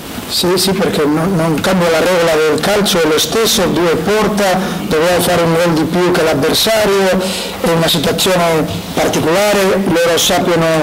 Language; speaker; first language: Italian; non-native, learner; Spanish